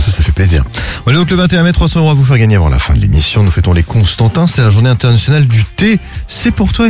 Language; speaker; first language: French; native; French